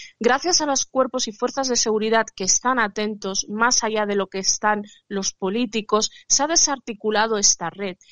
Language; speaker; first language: Spanish; early bilingual, other home language; Arabic